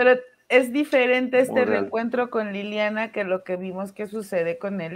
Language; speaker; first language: Spanish; native; Spanish